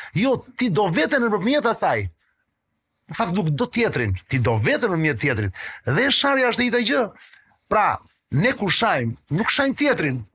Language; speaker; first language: Albanian; non-native, local second language; Greek